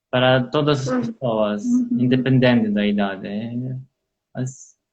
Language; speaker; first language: Portuguese; non-native, learner; Polish